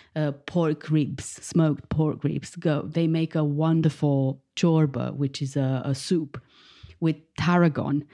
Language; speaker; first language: English; non-native, fluent; Romanian